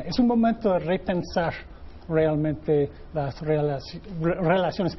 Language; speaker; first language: Spanish; non-native, fluent; English